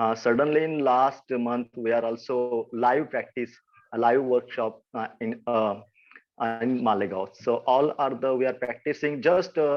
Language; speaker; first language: English; non-native, local second language; Marathi